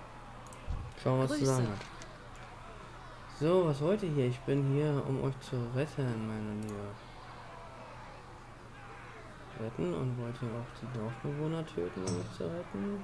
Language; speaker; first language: German; native; German